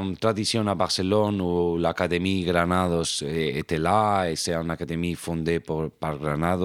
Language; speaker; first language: French; non-native, fluent; Spanish